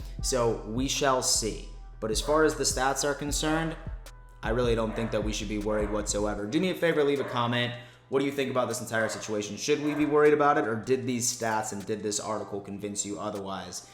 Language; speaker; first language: English; native; English